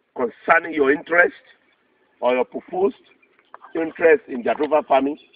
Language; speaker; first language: English; non-native, local second language; Yoruba